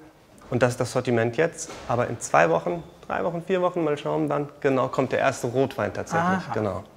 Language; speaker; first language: German; native; German